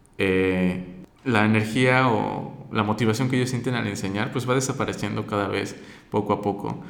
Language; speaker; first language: Spanish; native; Spanish